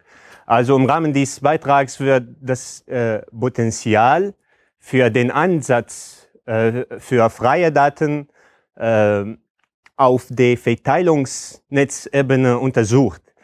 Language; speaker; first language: German; non-native, fluent; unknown